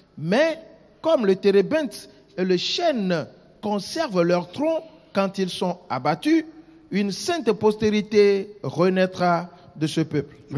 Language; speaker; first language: French; non-native, local second language; Ewe